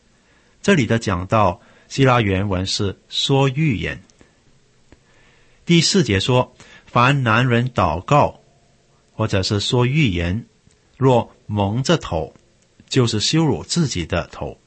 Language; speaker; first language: Chinese; native; Chinese